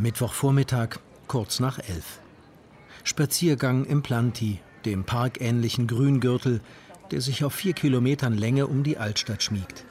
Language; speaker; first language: German; native; German